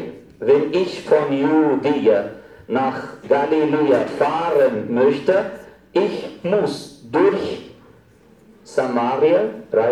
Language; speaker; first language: German; non-native, fluent; Arabic